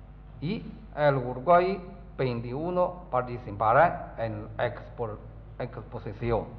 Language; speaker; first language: Spanish; non-native, learner; Chinese